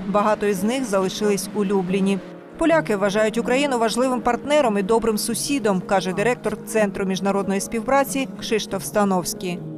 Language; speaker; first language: Ukrainian; native; Ukrainian